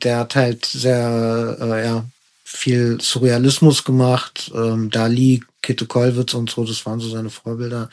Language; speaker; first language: German; early bilingual, other home language; Persian